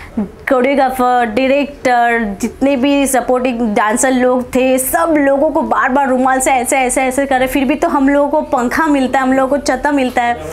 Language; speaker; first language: Hindi; non-native, local second language; Bangla